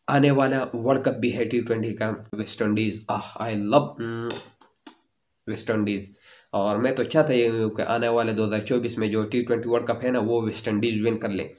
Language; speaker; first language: Urdu; native; Urdu